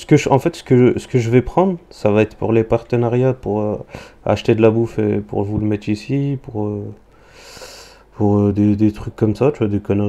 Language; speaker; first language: French; native; French